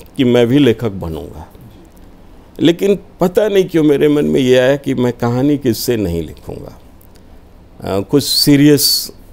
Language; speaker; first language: Hindi; native; Hindi